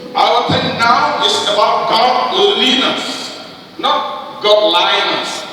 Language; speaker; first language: English; non-native, learner; Indonesian